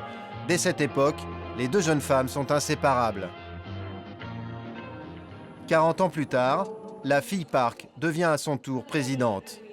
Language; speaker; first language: French; native; French